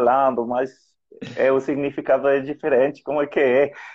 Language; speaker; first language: Portuguese; non-native, fluent; Spanish